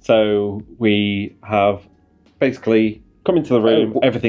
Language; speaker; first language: English; native; English